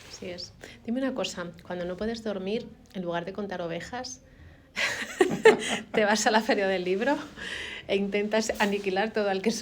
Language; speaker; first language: Spanish; native; Spanish